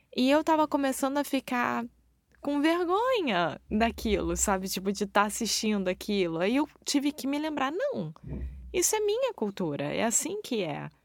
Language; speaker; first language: Portuguese; native; Portuguese